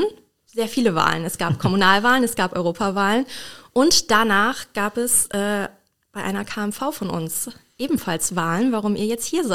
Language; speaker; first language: German; native; German